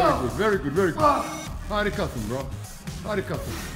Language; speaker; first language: Turkish; non-native, fluent; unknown